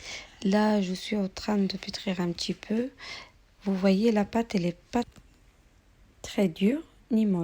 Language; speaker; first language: French; non-native, local second language; Arabic